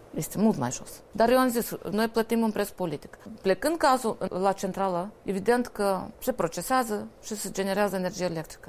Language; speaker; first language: Romanian; native; Romanian